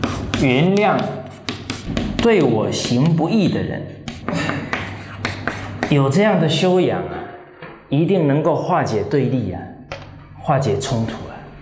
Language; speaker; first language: Chinese; native; Chinese